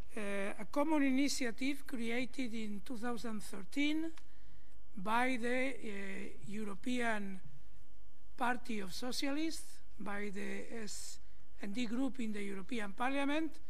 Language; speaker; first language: English; non-native, fluent; Spanish